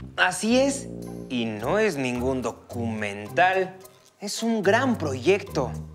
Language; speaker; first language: Spanish; native; Spanish